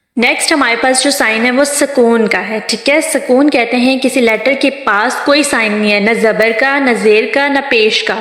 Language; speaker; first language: Urdu; non-native, local second language; Punjabi